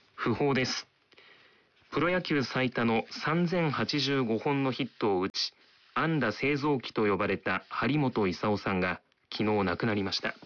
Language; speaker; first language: Japanese; native; Japanese